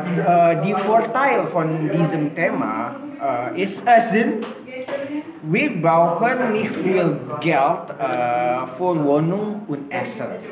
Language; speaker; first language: German; non-native, learner; Indonesian